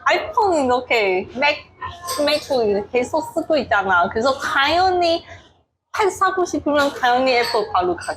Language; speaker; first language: Korean; non-native, learner; Chinese